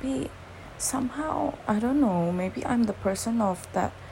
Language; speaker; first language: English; non-native, fluent; Indonesian